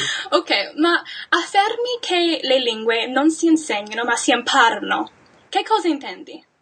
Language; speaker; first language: Italian; non-native, fluent; English